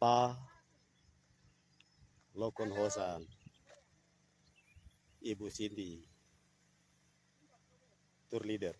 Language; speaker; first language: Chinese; non-native, learner; Indonesian